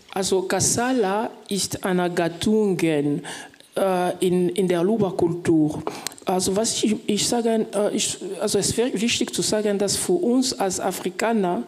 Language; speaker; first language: German; non-native, fluent; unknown